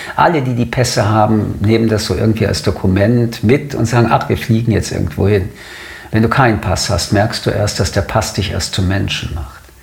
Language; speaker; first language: German; early bilingual, other home language; French